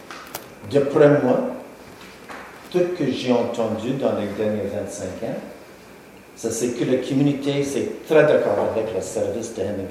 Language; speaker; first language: French; non-native, local second language; English